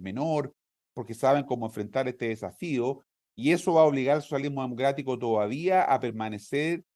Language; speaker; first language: Spanish; native; Spanish